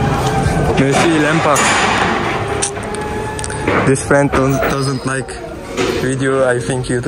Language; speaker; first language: English; non-native, learner; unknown